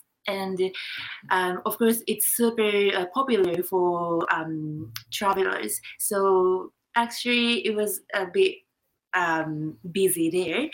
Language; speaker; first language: English; non-native, fluent; Japanese